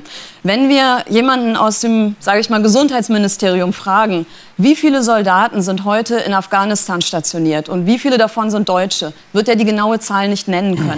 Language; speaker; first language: German; native; German